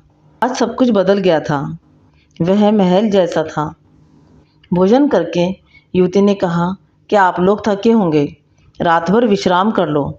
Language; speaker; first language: Hindi; native; Hindi